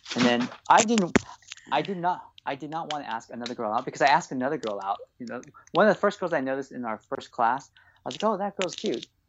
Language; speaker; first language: English; native; English